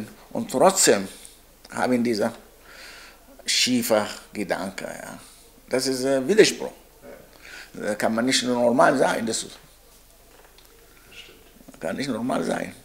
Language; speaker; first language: German; non-native, learner; Arabic